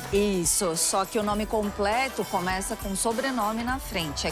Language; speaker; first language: Portuguese; early bilingual, other home language; Cantonese